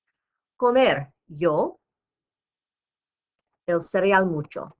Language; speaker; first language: Spanish; non-native, fluent; English